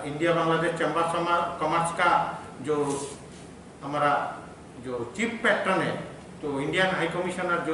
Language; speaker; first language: Hindi; non-native, local second language; Bangla